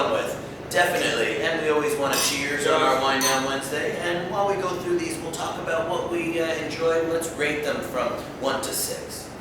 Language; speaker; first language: English; native; English